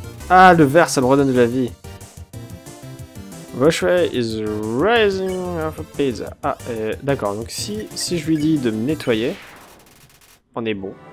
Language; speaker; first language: French; native; French